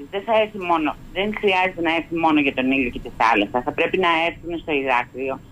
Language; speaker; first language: Greek; native; Greek